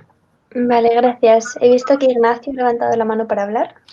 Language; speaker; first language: Spanish; native; Spanish